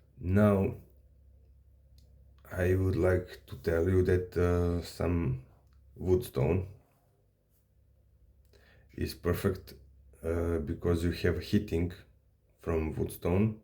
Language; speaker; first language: English; non-native, learner; Serbian